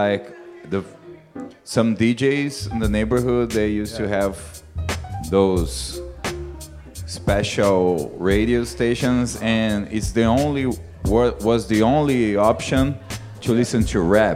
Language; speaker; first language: English; non-native, fluent; Portuguese